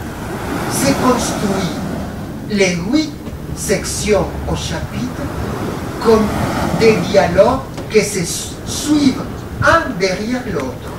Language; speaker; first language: French; non-native, fluent; Spanish